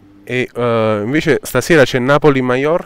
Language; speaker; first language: Italian; native; Italian